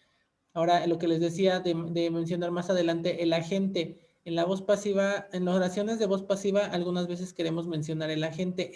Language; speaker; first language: Spanish; native; Spanish